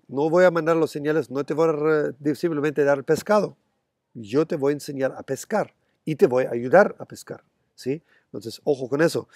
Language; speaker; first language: Spanish; non-native, fluent; German